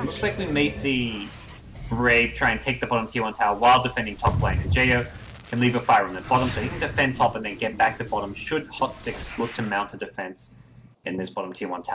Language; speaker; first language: English; native; English